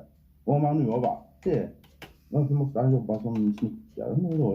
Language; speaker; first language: Swedish; native; Swedish